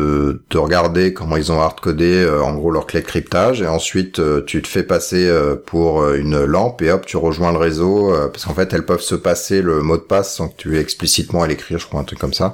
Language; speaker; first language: French; native; French